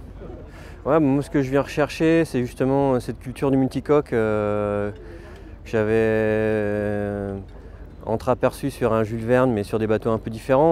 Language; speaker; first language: French; native; French